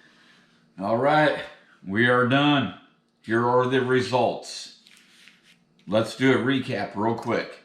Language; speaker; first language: English; native; English